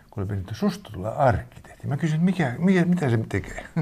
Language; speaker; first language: Finnish; native; Finnish